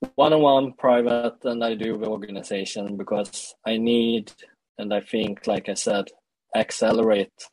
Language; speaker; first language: English; early bilingual, other home language; Swedish